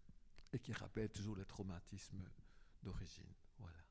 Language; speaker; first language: French; native; French